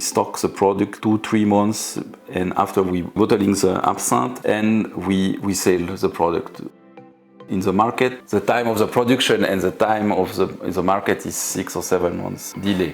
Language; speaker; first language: English; non-native, learner; French